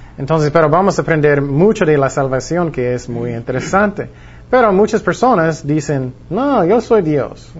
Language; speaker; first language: Spanish; non-native, fluent; English